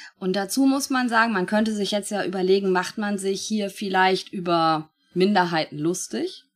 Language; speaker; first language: German; native; German